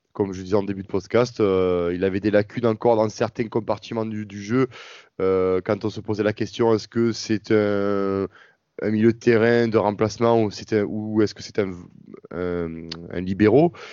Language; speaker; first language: French; native; French